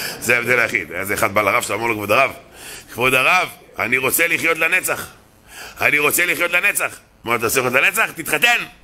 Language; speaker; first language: Hebrew; native; Hebrew